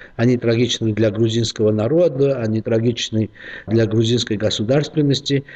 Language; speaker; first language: Russian; non-native, local second language; Georgian